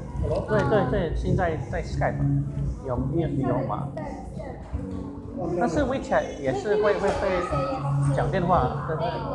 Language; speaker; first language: Chinese; non-native, learner; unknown